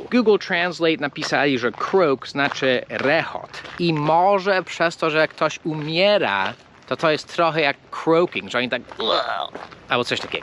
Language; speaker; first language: Polish; non-native, fluent; English